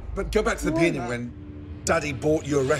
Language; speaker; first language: English; native; English